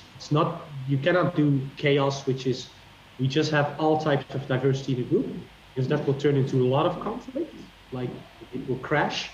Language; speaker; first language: English; non-native, fluent; Dutch